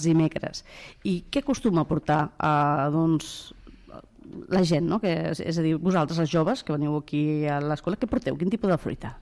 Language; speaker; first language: Catalan; native; Catalan